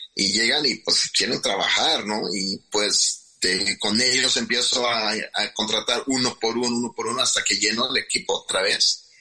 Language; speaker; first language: Spanish; native; Spanish